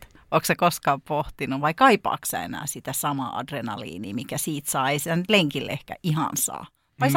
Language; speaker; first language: Finnish; native; Finnish